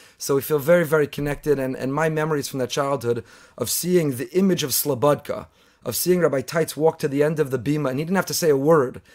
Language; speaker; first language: English; native; English